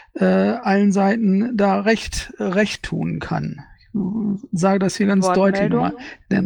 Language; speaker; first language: German; native; German